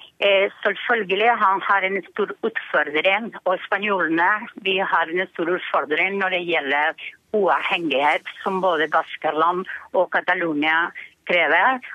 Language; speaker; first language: Norwegian; non-native, fluent; Spanish